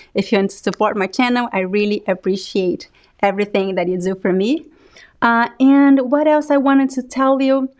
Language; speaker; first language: English; non-native, fluent; Portuguese